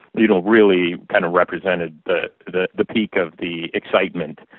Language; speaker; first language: English; native; English